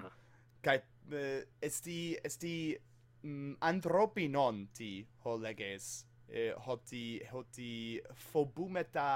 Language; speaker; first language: Greek; non-native, fluent; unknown